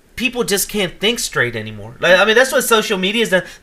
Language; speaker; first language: English; native; English